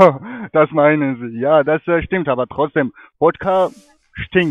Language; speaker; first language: German; non-native, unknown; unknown